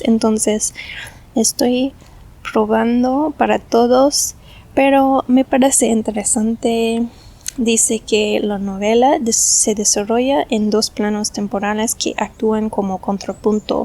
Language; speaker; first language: Spanish; non-native, fluent; English